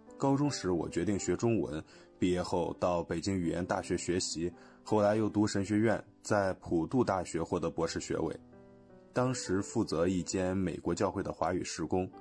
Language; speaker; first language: Chinese; non-native, fluent; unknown